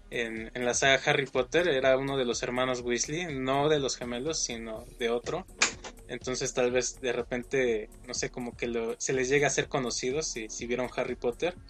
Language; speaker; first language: Spanish; native; Spanish